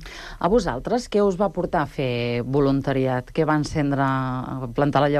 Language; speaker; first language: Catalan; native; Catalan